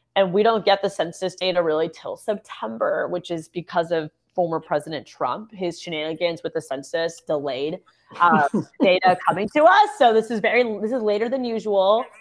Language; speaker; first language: English; native; English